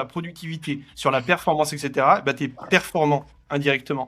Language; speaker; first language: French; native; French